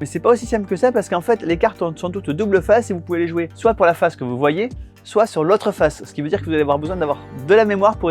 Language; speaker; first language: French; native; French